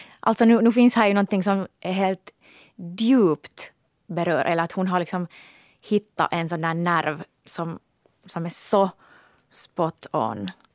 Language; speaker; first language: Swedish; native; Swedish